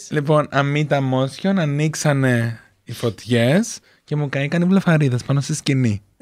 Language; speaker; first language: Greek; native; Greek